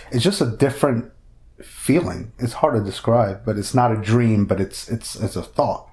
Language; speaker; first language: English; native; English